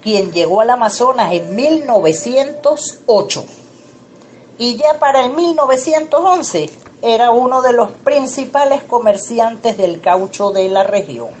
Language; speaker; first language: Spanish; native; Spanish